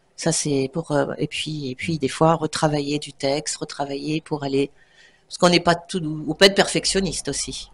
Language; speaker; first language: French; native; French